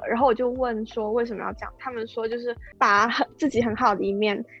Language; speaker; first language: Chinese; native; Chinese